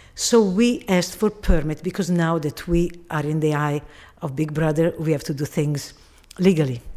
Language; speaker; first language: English; non-native, fluent; Italian